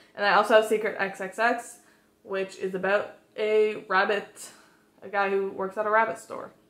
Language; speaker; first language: English; native; English